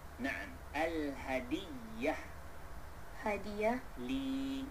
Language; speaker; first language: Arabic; non-native, fluent; Malay